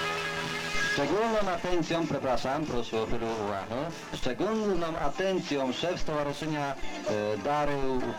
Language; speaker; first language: Polish; non-native, local second language; Rusyn